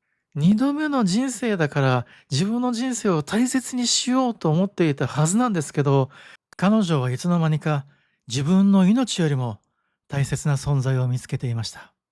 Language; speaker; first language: Japanese; native; Japanese